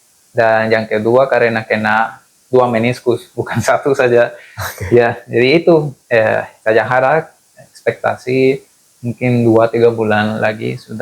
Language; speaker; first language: Indonesian; non-native, fluent; Spanish